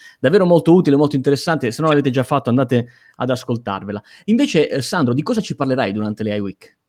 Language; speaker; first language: Italian; native; Italian